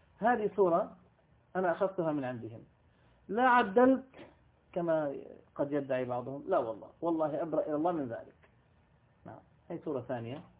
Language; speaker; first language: Arabic; native; Arabic